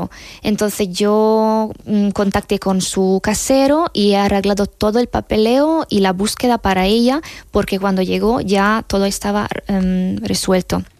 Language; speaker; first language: Spanish; non-native, fluent; Hungarian